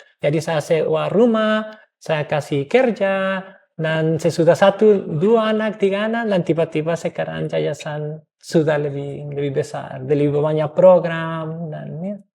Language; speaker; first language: Indonesian; non-native, fluent; English